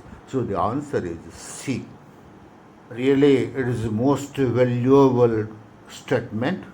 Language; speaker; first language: English; non-native, local second language; Odia